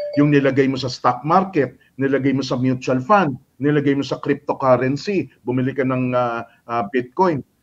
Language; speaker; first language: Filipino; native; Filipino